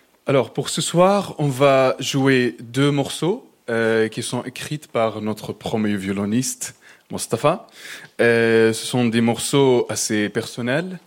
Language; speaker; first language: French; non-native, fluent; Arabic